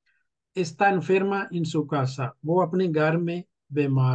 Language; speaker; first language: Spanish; non-native, fluent; Urdu